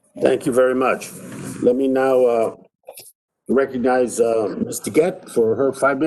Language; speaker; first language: English; native; English